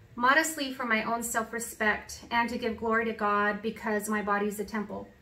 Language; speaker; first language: English; native; English